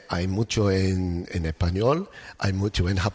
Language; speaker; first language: Spanish; non-native, learner; English